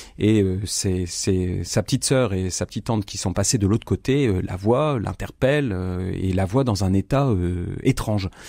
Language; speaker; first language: French; native; French